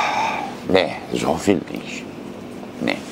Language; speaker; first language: German; non-native, learner; Romanian